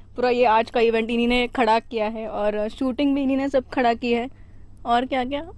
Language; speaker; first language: Hindi; non-native, local second language; Marathi